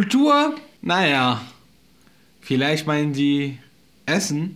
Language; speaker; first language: German; non-native, fluent; Arabic